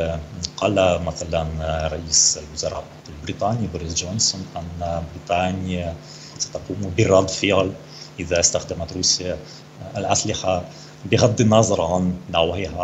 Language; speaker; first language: Arabic; non-native, fluent; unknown